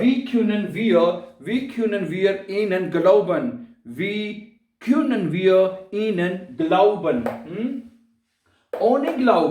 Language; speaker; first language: German; non-native, learner; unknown